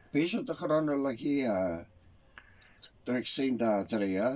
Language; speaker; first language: Greek; early bilingual, heritage; Greek